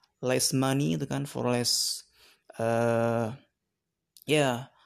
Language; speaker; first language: English; non-native, learner; Indonesian